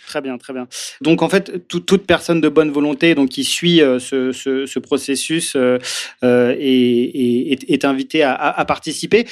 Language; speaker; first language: French; native; French